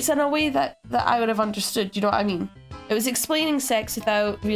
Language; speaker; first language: English; native; English